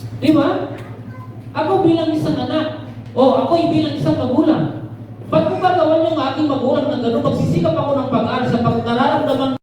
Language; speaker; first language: Filipino; non-native, local second language; Bikol